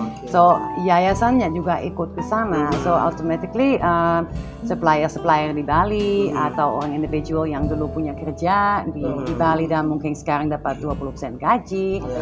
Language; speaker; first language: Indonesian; non-native, fluent; Dutch